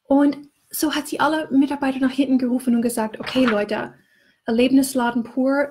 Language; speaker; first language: German; non-native, fluent; English